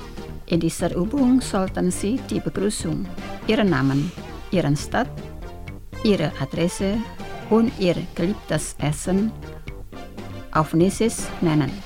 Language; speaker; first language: German; non-native, fluent; Indonesian